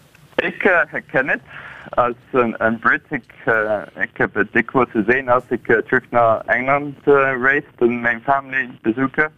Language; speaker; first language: Dutch; non-native, fluent; English